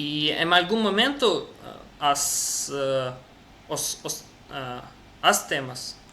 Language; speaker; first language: Portuguese; non-native, learner; Russian